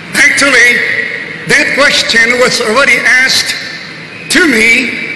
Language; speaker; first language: English; non-native, local second language; Filipino